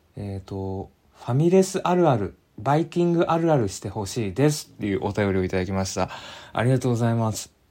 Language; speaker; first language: Japanese; native; Japanese